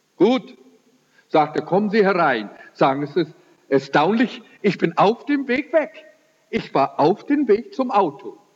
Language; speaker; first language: German; early bilingual, heritage; German